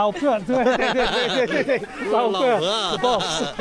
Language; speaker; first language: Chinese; non-native, learner; English